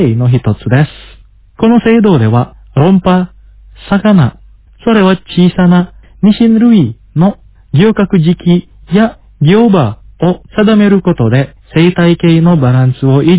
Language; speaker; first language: Japanese; non-native, fluent; Indonesian